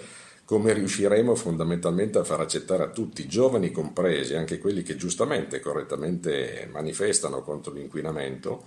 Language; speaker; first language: Italian; native; Italian